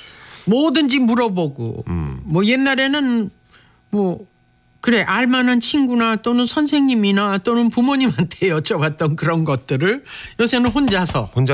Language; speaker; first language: Korean; native; Korean